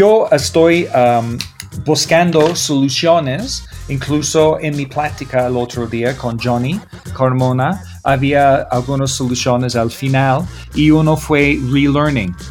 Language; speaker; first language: Spanish; non-native, fluent; English